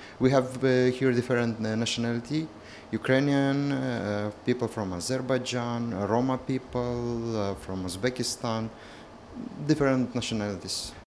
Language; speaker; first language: English; non-native, learner; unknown